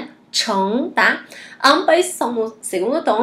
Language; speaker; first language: Portuguese; non-native, fluent; Chinese